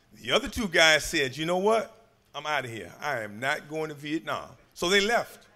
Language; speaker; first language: English; native; English